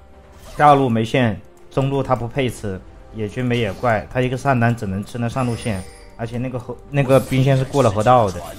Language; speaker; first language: Chinese; native; Chinese